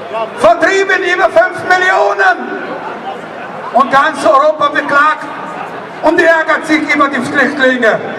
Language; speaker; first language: German; non-native, learner; Arabic